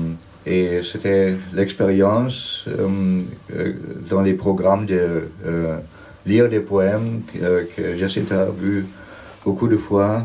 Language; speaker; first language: French; non-native, fluent; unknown